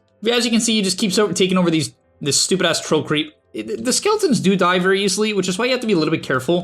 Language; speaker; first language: English; native; English